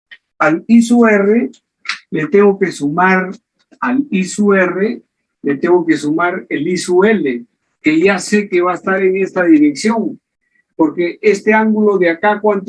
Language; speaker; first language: Spanish; native; Spanish